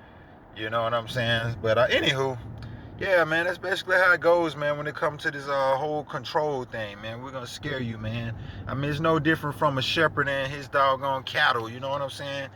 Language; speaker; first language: English; native; English